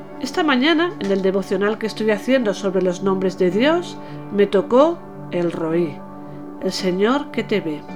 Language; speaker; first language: Spanish; native; Spanish